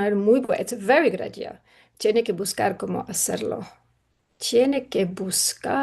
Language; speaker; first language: Spanish; non-native, learner; English